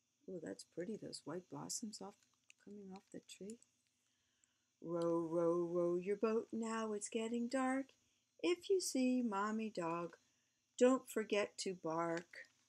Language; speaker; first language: English; native; English